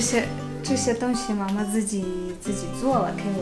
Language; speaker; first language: Chinese; non-native, fluent; Russian